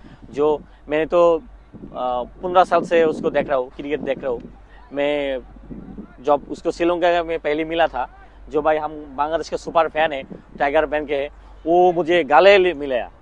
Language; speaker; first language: Hindi; non-native, learner; Bangla